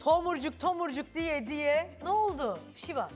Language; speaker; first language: Turkish; native; Turkish